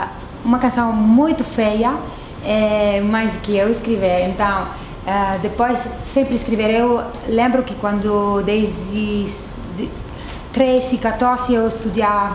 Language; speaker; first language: Portuguese; non-native, fluent; Italian